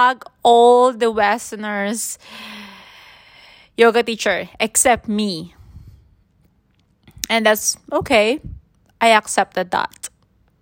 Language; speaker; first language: English; non-native, local second language; Filipino